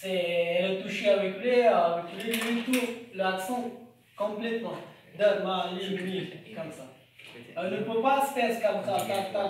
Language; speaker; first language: French; non-native, learner; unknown